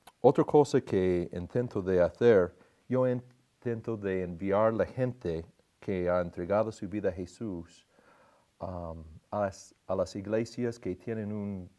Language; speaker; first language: Spanish; non-native, fluent; English